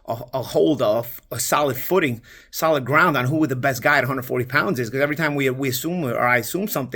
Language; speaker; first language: English; native; English